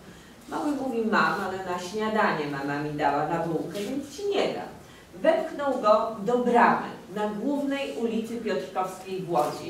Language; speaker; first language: Polish; native; Polish